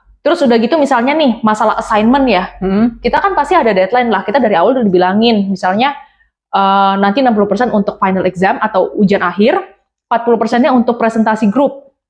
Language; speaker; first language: Indonesian; native; Indonesian